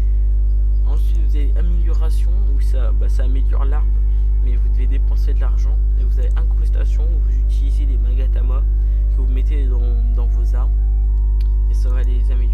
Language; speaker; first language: French; native; French